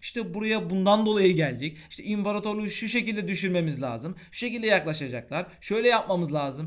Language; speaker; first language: Turkish; native; Turkish